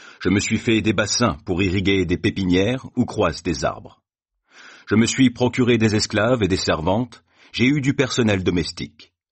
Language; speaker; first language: French; native; French